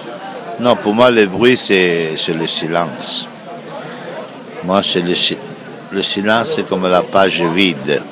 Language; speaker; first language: French; non-native, fluent; Italian